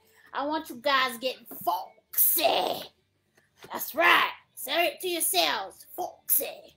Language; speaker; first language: English; native; English